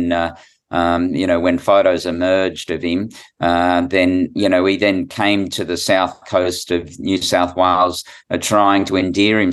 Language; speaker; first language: English; native; English